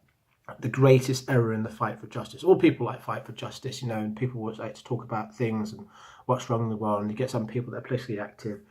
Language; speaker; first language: English; native; English